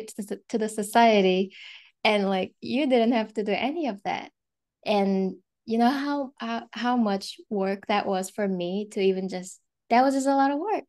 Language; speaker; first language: English; non-native, fluent; Korean